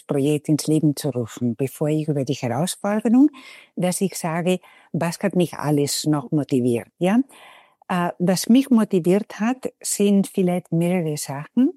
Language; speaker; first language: German; non-native, fluent; Spanish